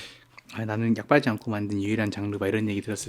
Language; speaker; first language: Korean; native; Korean